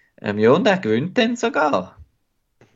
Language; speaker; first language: German; native; German